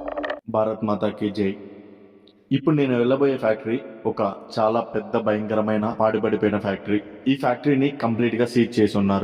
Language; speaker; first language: Telugu; native; Telugu